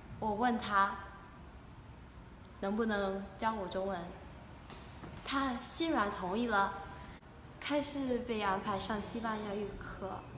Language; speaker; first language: Chinese; non-native, learner; English